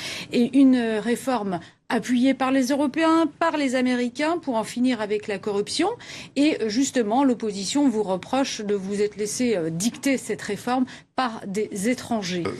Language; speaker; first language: French; native; French